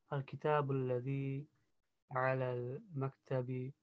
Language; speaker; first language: Arabic; non-native, learner; English